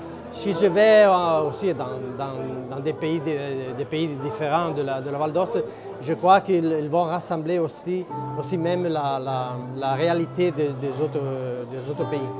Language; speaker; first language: French; non-native, local second language; Italian